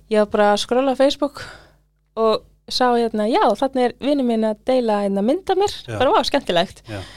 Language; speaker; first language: Icelandic; early bilingual, other home language; English